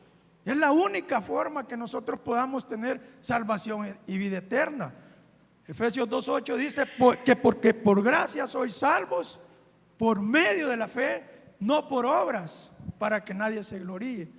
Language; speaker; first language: Spanish; native; Spanish